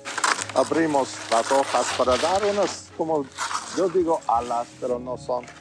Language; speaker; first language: Spanish; non-native, fluent; English